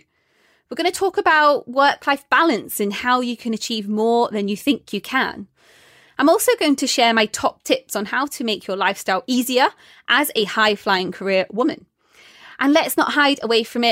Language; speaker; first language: English; native; English